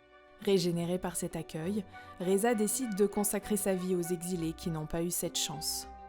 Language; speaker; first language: French; native; French